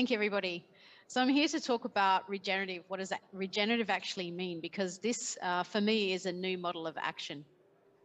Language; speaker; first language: English; native; English